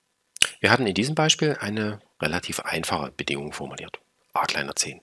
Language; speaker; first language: German; native; German